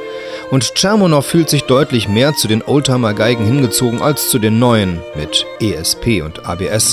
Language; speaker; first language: German; native; German